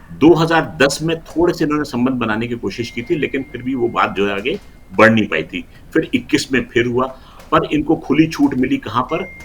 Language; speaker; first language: Hindi; non-native, local second language; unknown